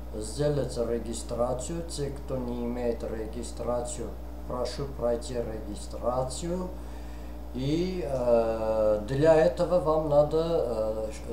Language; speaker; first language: Russian; non-native, fluent; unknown